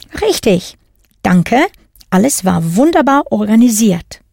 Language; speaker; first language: German; non-native, fluent; English